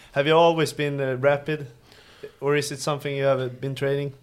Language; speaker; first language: English; non-native, fluent; Swedish